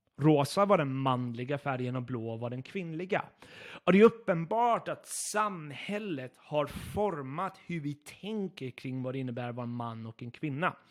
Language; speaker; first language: Swedish; non-native, fluent; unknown